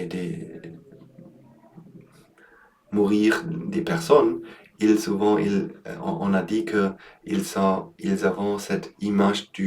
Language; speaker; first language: French; non-native, learner; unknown